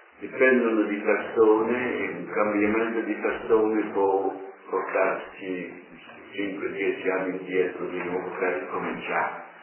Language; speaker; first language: Italian; non-native, fluent; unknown